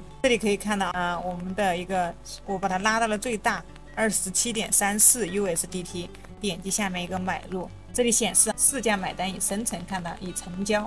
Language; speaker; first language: Chinese; native; Chinese